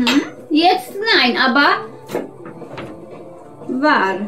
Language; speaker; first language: German; non-native, learner; Polish